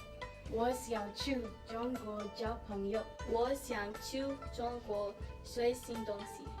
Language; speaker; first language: Chinese; non-native, learner; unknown